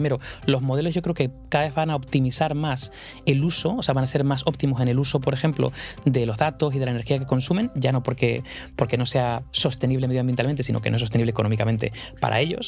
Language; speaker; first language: Spanish; native; Spanish